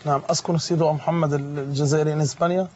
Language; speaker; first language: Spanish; non-native, fluent; Arabic